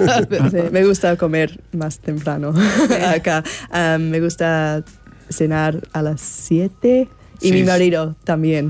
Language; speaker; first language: Spanish; non-native, learner; English